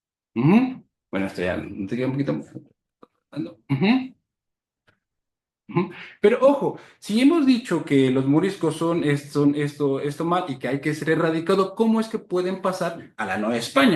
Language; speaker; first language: Spanish; native; Spanish